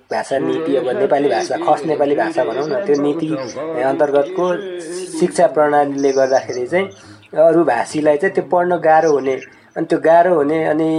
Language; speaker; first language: Nepali; non-native, local second language; Limbu